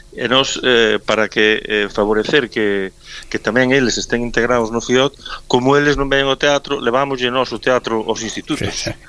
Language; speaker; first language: Galician; native; Galician